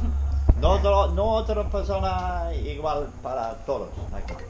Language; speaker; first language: Spanish; non-native, learner; English